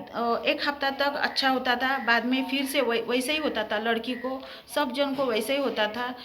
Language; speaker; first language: Hindi; early bilingual, heritage; Hindi